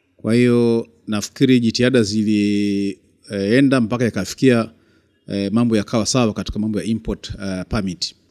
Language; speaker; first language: Swahili; native; Swahili